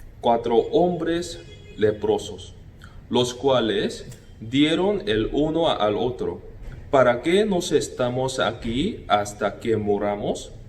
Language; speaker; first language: Spanish; non-native, fluent; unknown